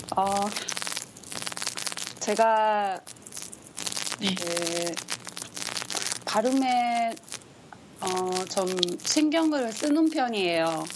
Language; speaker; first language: Korean; non-native, learner; Japanese